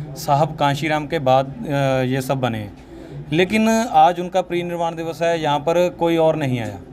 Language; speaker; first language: Hindi; non-native, local second language; Punjabi